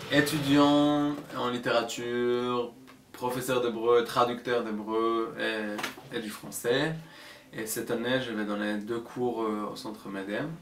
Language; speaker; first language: French; non-native, fluent; Hebrew